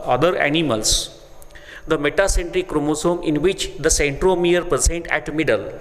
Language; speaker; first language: English; non-native, local second language; Marathi